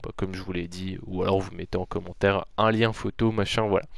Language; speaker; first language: French; native; French